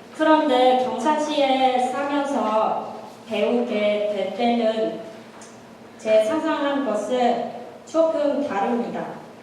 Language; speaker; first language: Korean; non-native, learner; Vietnamese